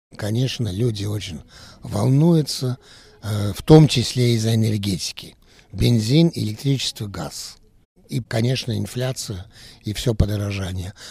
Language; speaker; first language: Russian; early bilingual, heritage; Russian